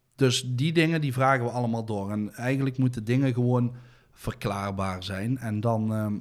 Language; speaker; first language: Dutch; native; Dutch